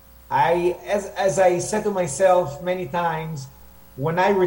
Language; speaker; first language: English; non-native, fluent; Hebrew